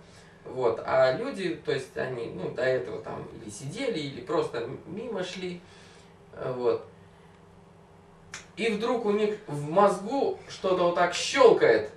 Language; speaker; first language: Russian; native; Russian